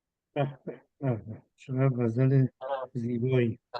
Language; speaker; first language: Persian; native; Persian